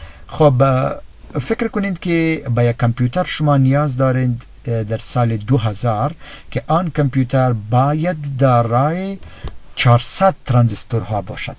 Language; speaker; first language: Persian; native; Persian